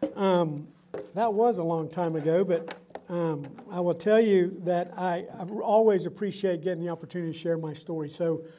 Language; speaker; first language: English; early bilingual, other home language; Spanish